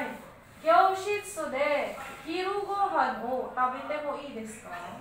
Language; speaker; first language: Japanese; non-native, learner; Filipino